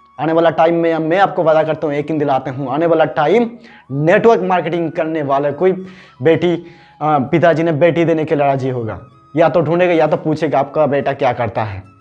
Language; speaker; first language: Hindi; non-native, local second language; Bangla